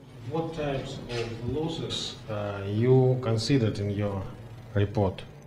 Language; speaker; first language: English; non-native, fluent; Russian